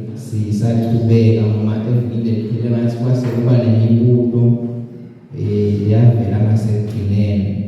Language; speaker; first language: Zulu; non-native, local second language; Swati